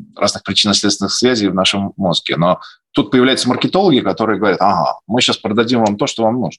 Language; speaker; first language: Russian; native; Russian